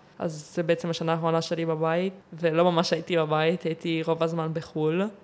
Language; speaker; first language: Hebrew; native; Hebrew